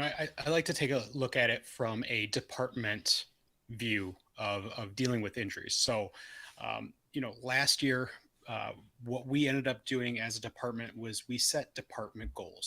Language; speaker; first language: English; native; English